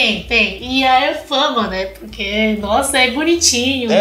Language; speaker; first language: Portuguese; non-native, fluent; Chinese